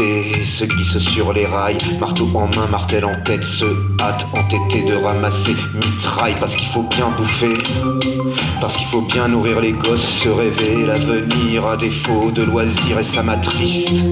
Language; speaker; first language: French; native; French